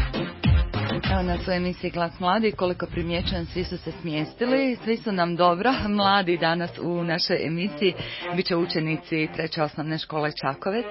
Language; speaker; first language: Croatian; native; Croatian